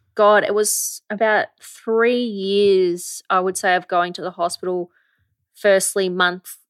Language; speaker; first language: English; native; English